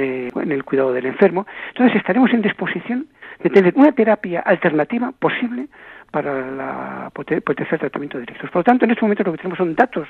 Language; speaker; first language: Spanish; native; Spanish